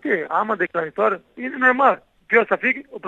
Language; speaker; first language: Greek; non-native, learner; Portuguese